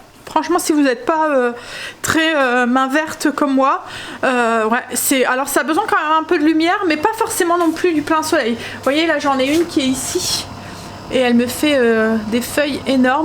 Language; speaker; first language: French; native; French